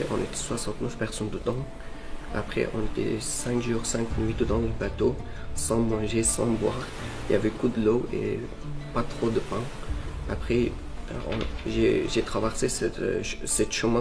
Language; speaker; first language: French; non-native, learner; Persian